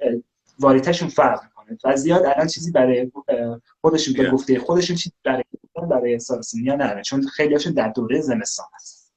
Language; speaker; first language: Persian; native; Persian